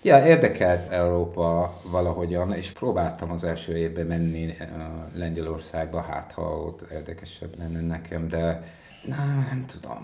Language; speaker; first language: Hungarian; non-native, fluent; English